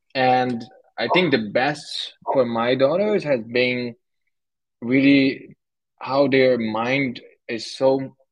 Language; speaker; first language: English; non-native, fluent; Portuguese